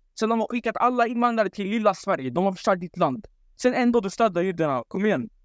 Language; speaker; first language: Swedish; non-native, local second language; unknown